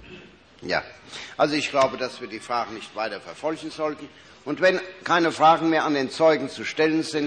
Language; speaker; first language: German; native; German